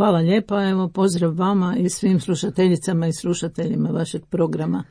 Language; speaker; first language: Croatian; native; Croatian